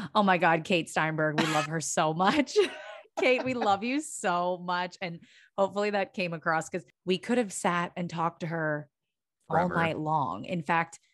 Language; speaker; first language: English; native; English